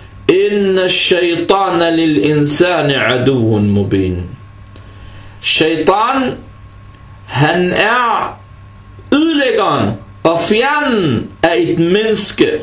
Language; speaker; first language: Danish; early bilingual, other home language; Arabic